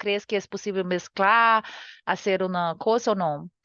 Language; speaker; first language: Spanish; non-native, learner; Portuguese